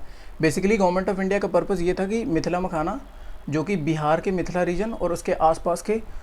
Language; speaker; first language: Hindi; native; Hindi